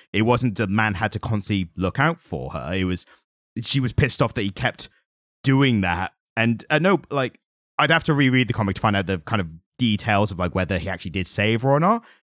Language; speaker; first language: English; native; English